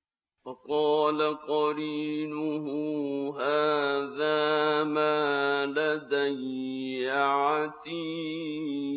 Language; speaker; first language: Arabic; native; Arabic